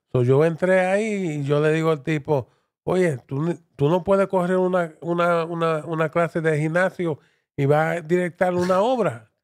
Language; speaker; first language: Spanish; early bilingual, heritage; Spanish